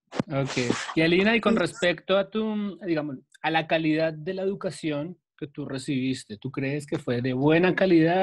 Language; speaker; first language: Spanish; native; Spanish